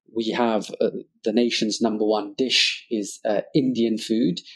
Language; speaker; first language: English; early bilingual, other home language; Bangla